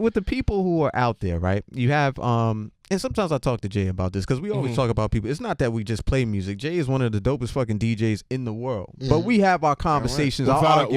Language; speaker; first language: English; native; English